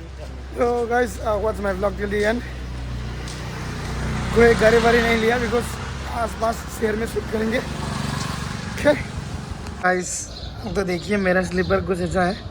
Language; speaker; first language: Hindi; non-native, local second language; Bangla